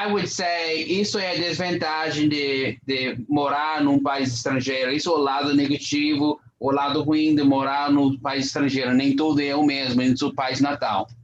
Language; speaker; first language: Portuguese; non-native, fluent; English